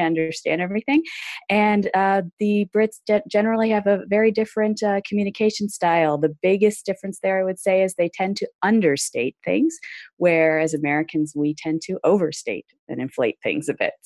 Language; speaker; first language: English; native; English